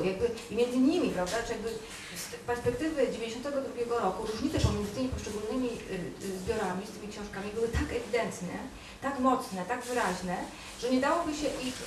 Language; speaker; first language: Polish; native; Polish